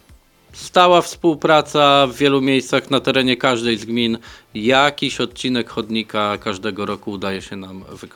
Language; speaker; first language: Polish; native; Polish